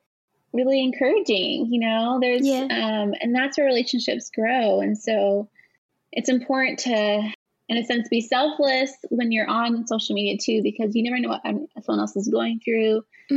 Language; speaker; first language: English; native; English